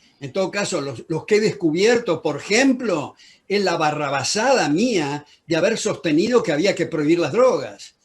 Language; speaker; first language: Spanish; native; Spanish